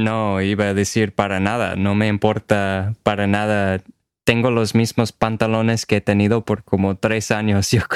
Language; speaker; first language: Spanish; non-native, fluent; English